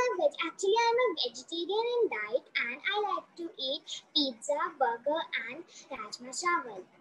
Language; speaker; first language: English; non-native, learner; Hindi